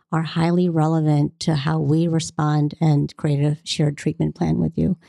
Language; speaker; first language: English; early bilingual, other home language; Hindi